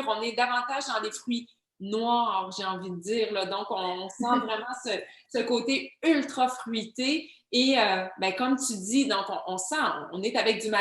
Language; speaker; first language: French; native; French